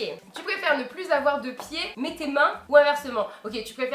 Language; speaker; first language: French; native; French